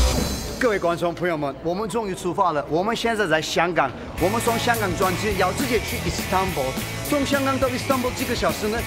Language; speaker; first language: Chinese; non-native, fluent; Turkish